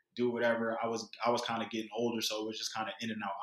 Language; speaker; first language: English; native; English